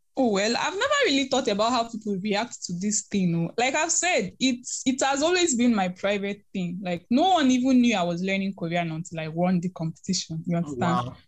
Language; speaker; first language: English; non-native, local second language; Igbo